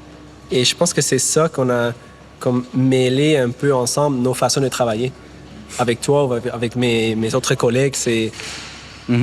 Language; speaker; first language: French; non-native, fluent; German